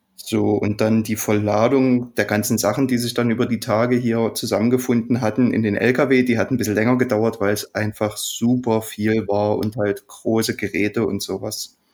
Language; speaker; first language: German; native; German